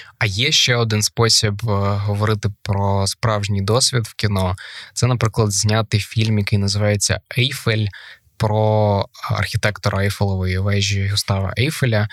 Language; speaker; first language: Ukrainian; native; Ukrainian